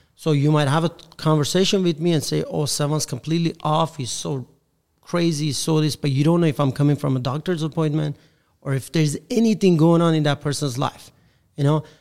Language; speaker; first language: English; non-native, fluent; Persian